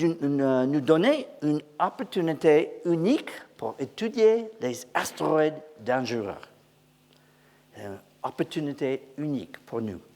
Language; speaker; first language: French; non-native, learner; English